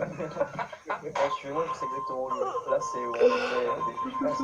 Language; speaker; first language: French; native; French